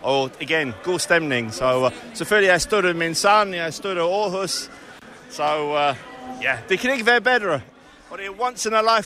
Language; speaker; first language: Danish; non-native, fluent; English